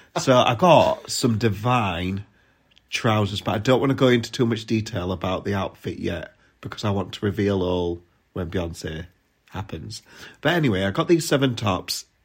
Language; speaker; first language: English; native; English